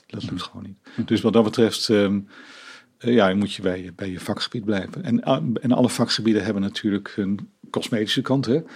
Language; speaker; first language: Dutch; native; Dutch